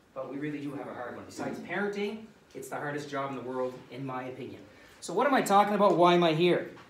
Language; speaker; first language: English; native; English